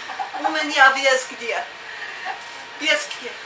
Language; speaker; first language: Russian; non-native, learner; English